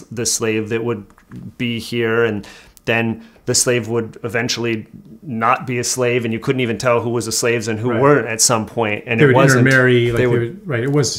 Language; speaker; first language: English; native; English